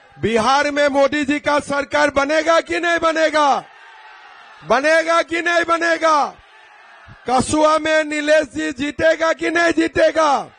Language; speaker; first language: Hindi; non-native, local second language; Assamese